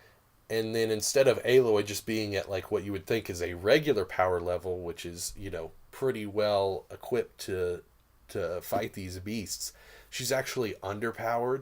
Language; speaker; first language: English; native; English